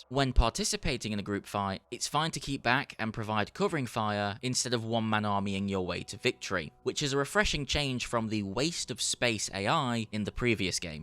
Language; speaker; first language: English; native; English